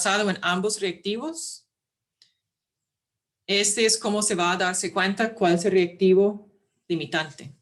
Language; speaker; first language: Spanish; early bilingual, heritage; English